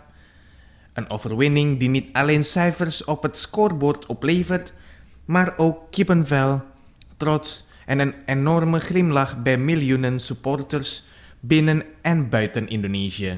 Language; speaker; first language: Dutch; non-native, fluent; Indonesian